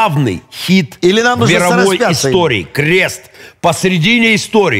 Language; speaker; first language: Russian; native; Russian